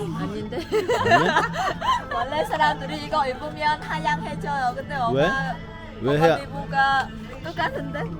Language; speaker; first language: Korean; non-native, learner; Vietnamese